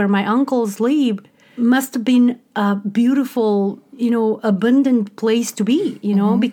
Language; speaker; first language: English; non-native, fluent; Spanish